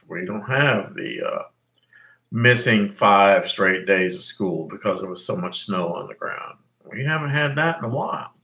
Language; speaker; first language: English; native; English